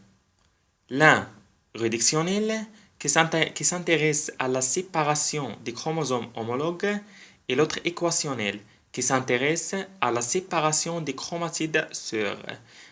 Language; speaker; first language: French; non-native, local second language; Arabic